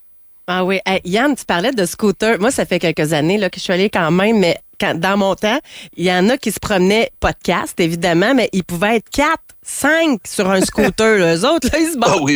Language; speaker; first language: French; native; French